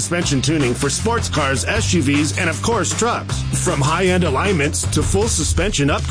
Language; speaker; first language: English; non-native, fluent; Japanese